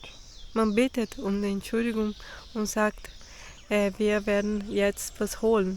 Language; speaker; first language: German; non-native, fluent; Portuguese